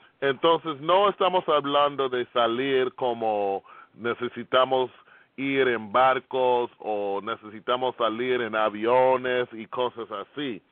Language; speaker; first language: Spanish; non-native, fluent; English